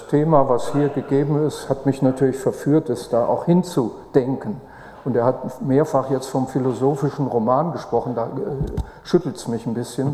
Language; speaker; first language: German; native; German